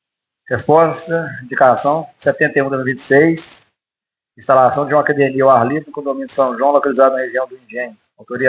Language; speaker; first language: Portuguese; native; Portuguese